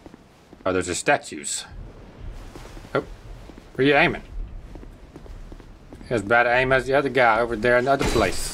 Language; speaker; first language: English; native; English